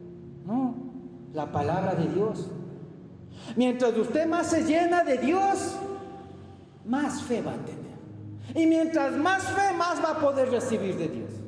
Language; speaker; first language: Spanish; native; Spanish